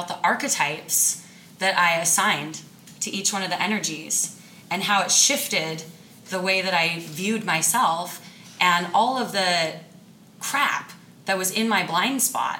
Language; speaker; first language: English; native; English